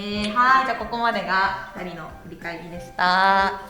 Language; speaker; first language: Japanese; native; Japanese